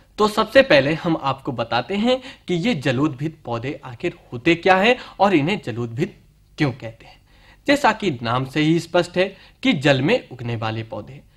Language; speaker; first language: Hindi; native; Hindi